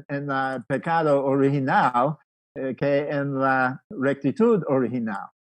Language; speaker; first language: Spanish; non-native, fluent; English